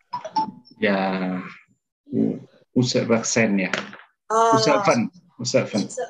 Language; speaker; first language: Cantonese; non-native, learner; Indonesian